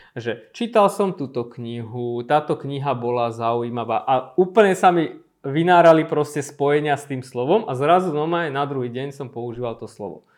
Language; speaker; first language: Slovak; early bilingual, other home language; Armenian